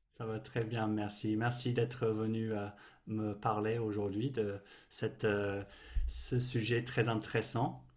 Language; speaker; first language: French; non-native, fluent; English